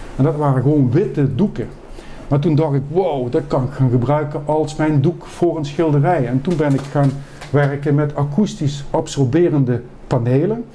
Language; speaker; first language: Dutch; native; Dutch